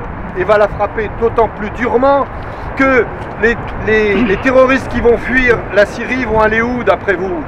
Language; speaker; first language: French; native; French